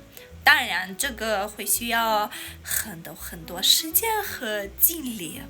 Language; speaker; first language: Chinese; non-native, fluent; Armenian